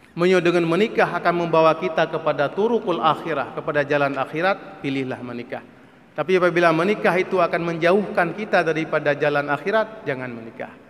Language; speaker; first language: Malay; non-native, local second language; Achinese